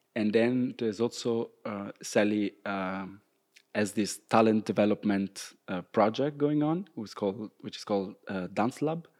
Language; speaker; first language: English; non-native, fluent; Italian